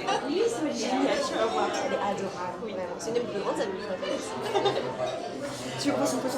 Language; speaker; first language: French; non-native, learner; English